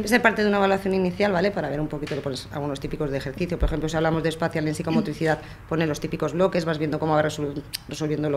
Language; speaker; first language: Spanish; native; Spanish